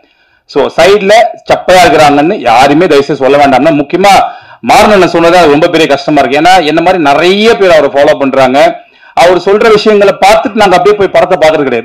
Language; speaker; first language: Tamil; native; Tamil